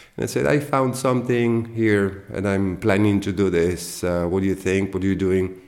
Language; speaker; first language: English; non-native, fluent; Italian